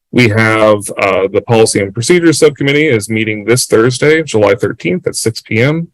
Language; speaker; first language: English; native; English